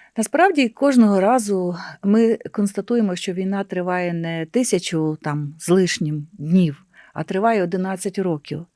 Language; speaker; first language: Ukrainian; native; Ukrainian